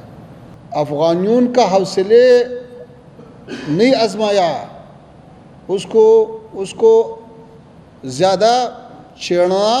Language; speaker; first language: Hindi; non-native, fluent; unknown